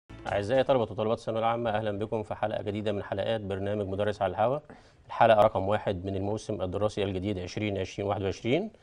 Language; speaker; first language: Arabic; native; Arabic